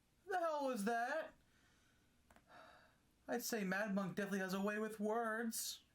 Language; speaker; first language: English; native; English